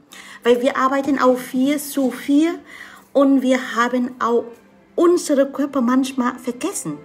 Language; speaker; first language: German; non-native, learner; Vietnamese